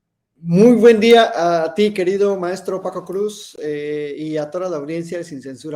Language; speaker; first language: Spanish; native; Spanish